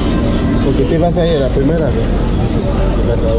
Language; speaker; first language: Spanish; non-native, learner; Haitian Creole